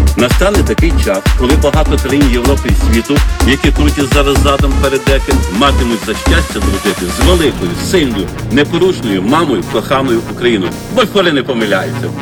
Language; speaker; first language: Ukrainian; native; Ukrainian